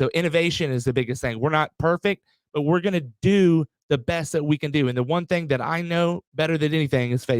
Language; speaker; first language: English; native; English